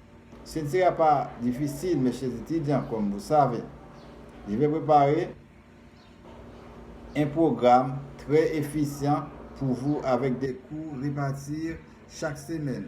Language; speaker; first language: French; non-native, fluent; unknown